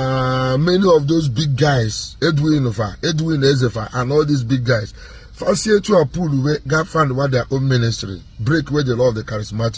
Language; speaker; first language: English; non-native, local second language; Igbo